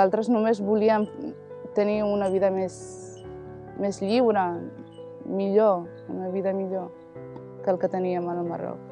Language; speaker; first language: Catalan; early bilingual, other home language; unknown